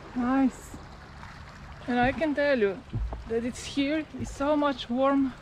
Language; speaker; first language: English; non-native, learner; Slovenian